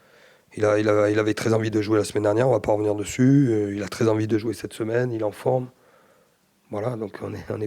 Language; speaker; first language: French; native; French